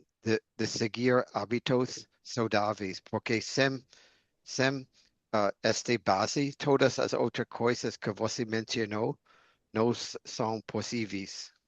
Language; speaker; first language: Portuguese; non-native, learner; English